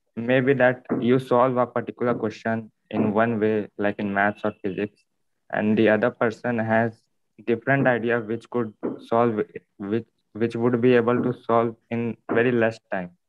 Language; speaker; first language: English; non-native, local second language; Hindi